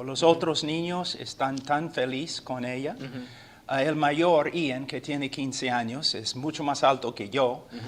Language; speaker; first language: Spanish; non-native, fluent; English